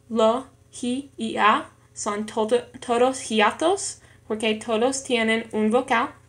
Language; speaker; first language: Spanish; non-native, learner; English